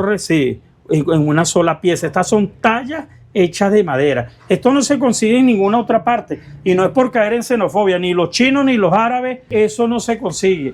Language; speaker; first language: Spanish; native; Spanish